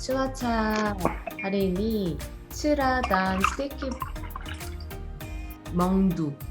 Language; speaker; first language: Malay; non-native, learner; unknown